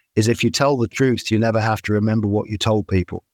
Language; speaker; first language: English; native; English